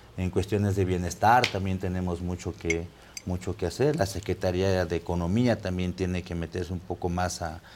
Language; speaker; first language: Spanish; native; Spanish